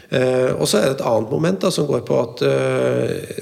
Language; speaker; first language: Norwegian; native; Norwegian